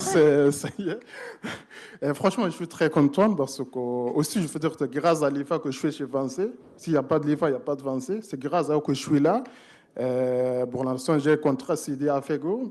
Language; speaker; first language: French; non-native, learner; Arabic